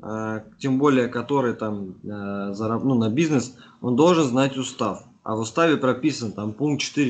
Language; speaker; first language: Russian; native; Russian